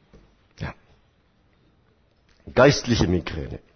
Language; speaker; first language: German; non-native, fluent; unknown